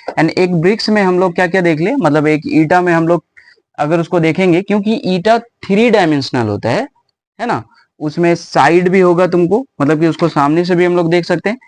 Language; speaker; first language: Hindi; native; Hindi